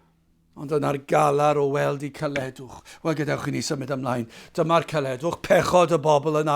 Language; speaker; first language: Welsh; native; Welsh